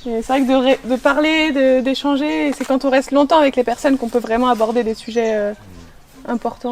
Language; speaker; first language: French; native; French